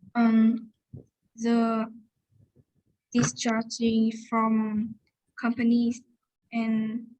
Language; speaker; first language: English; non-native, learner; Vietnamese